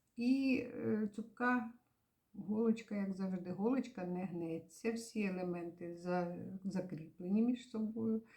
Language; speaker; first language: Ukrainian; native; Ukrainian